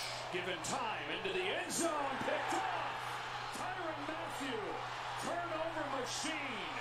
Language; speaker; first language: English; native; English